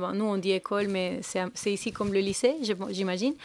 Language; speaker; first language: French; non-native, fluent; Spanish